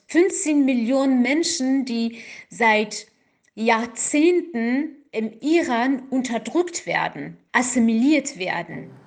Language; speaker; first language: German; non-native, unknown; Kurdish